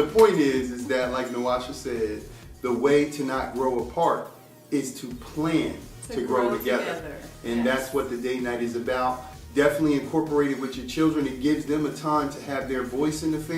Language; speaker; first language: English; native; English